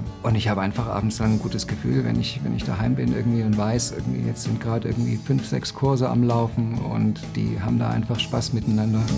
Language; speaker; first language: German; native; German